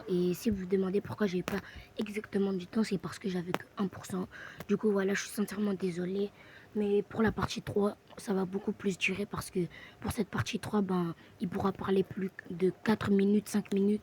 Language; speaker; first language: French; native; French